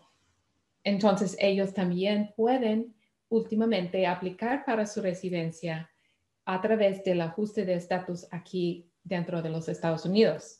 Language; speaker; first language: Spanish; non-native, fluent; English